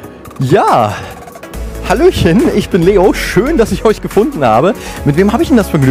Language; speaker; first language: German; native; German